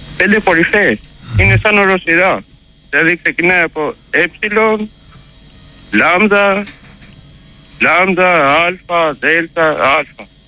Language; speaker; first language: Greek; early bilingual, heritage; Greek